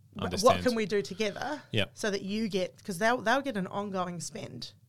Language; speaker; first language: English; native; English